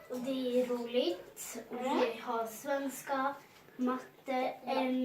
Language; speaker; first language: Swedish; early bilingual, other home language; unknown